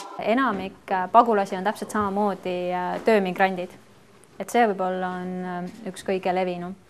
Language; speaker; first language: Estonian; native; Estonian